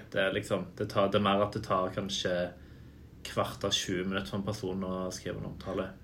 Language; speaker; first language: Norwegian; native; Norwegian